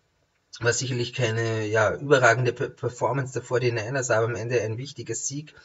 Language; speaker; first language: German; native; German